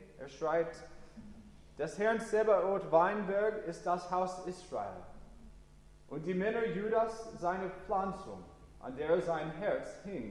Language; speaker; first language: German; non-native, fluent; English